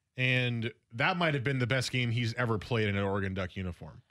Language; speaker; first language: English; native; English